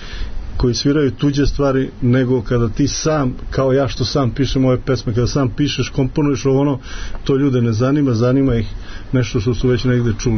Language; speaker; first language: Serbian; native; Serbian